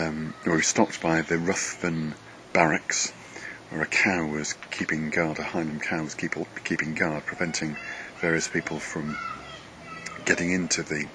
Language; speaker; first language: English; native; English